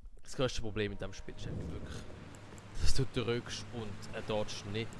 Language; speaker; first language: German; native; German